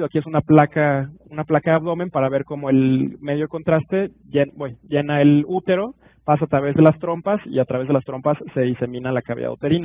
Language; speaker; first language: Spanish; native; Spanish